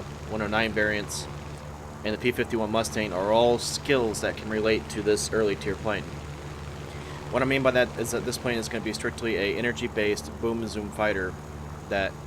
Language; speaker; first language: English; native; English